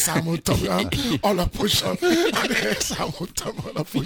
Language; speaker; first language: Hungarian; non-native, fluent; Yoruba